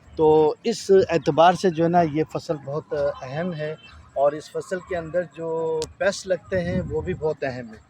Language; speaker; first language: Urdu; non-native, local second language; Sindhi